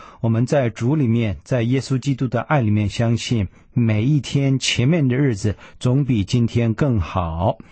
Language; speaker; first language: Chinese; early bilingual, heritage; Chinese